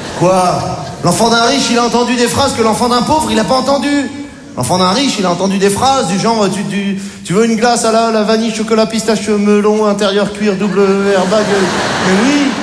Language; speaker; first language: French; native; French